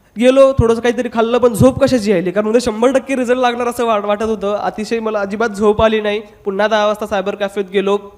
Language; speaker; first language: Marathi; non-native, local second language; Hindi